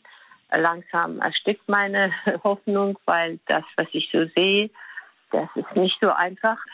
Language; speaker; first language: German; non-native, fluent; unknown